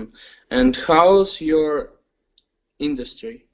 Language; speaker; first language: English; non-native, learner; Ukrainian